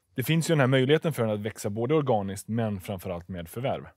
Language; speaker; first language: Swedish; native; Swedish